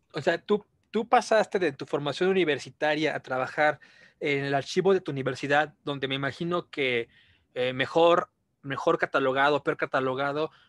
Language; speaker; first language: Spanish; native; Spanish